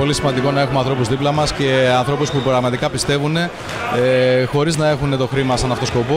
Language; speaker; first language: Greek; native; Greek